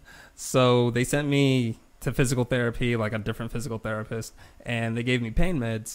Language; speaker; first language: English; native; English